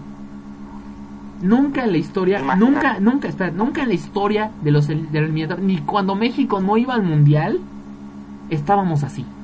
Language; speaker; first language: Spanish; native; Spanish